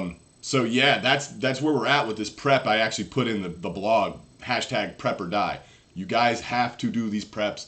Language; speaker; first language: English; native; English